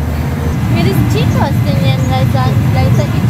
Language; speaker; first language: Spanish; non-native, learner; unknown